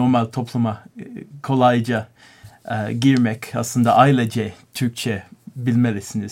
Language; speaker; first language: Turkish; non-native, learner; English